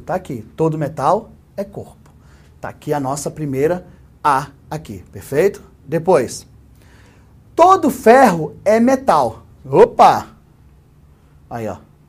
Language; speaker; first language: Portuguese; native; Portuguese